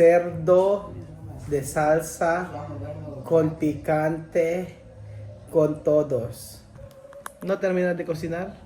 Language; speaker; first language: Spanish; non-native, learner; Filipino